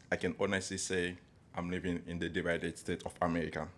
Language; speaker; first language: English; non-native, fluent; Haitian Creole